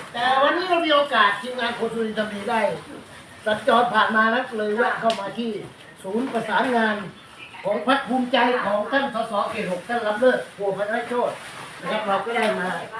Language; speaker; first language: Thai; non-native, local second language; Northern Khmer